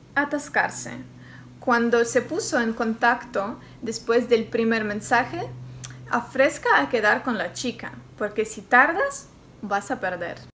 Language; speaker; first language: Spanish; non-native, learner; Ukrainian